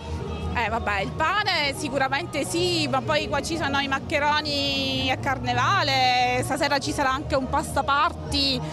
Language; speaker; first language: Italian; native; Italian